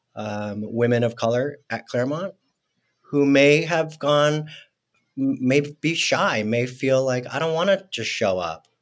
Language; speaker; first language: English; non-native, fluent; Spanish